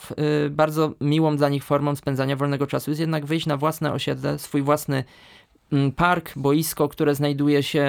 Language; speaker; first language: Polish; native; Polish